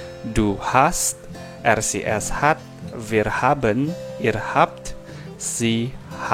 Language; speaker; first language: German; non-native, learner; Indonesian